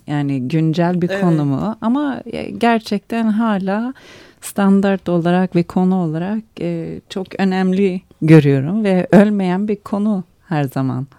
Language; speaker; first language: Turkish; early bilingual, heritage; Turkish